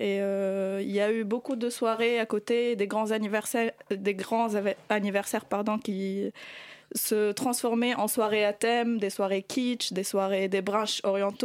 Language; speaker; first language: French; non-native, local second language; Arabic